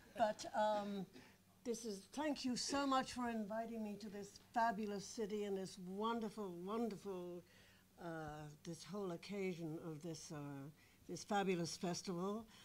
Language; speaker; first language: English; native; English